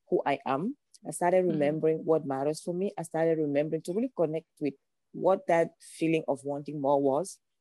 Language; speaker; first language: English; non-native, local second language; French